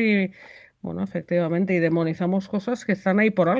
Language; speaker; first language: Spanish; native; Spanish